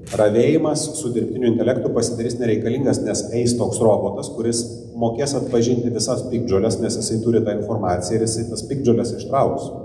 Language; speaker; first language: Lithuanian; non-native, local second language; Polish